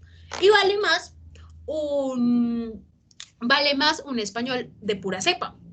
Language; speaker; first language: Spanish; native; Spanish